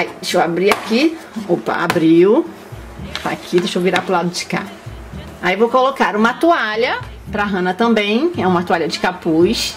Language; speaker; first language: Portuguese; native; Portuguese